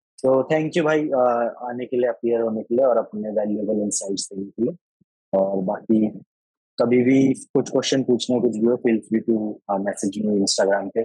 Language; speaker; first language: Hindi; native; Hindi